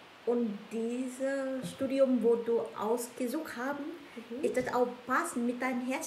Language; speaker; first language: German; non-native, learner; Vietnamese